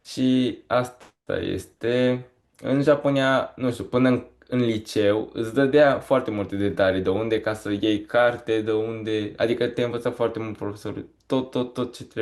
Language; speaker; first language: Romanian; early bilingual, heritage; Romanian